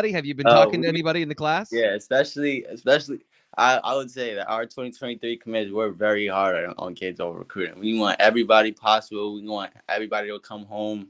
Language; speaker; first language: English; native; English